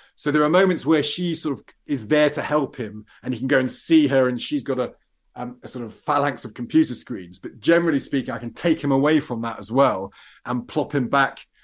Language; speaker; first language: English; native; English